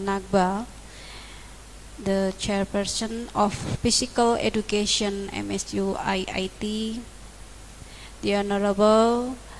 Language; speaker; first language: English; non-native, learner; Indonesian